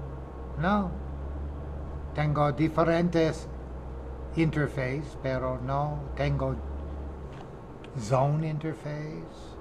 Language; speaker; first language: Spanish; non-native, fluent; English